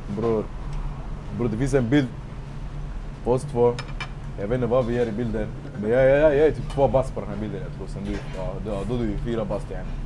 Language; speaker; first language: Swedish; early bilingual, other home language; Amharic